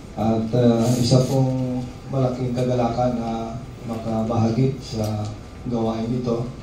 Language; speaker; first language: Filipino; non-native, local second language; Hiligaynon